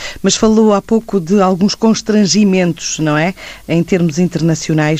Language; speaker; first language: Portuguese; native; Portuguese